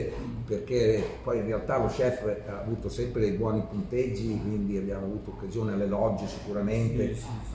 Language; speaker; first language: Italian; native; Italian